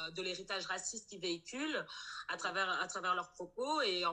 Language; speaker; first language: French; native; French